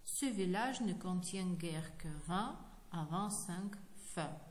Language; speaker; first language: French; non-native, fluent; Ukrainian